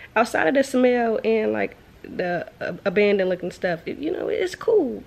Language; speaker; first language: English; native; English